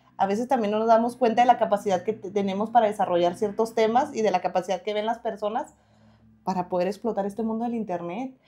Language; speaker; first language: Spanish; native; Spanish